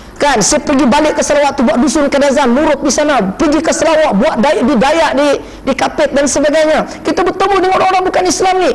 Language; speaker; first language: Malay; non-native, local second language; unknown